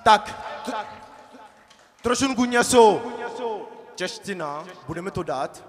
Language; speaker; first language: Czech; non-native, learner; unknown